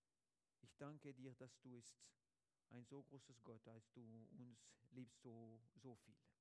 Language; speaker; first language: German; non-native, learner; French